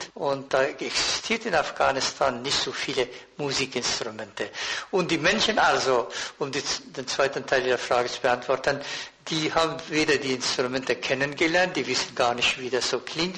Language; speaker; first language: German; non-native, fluent; Persian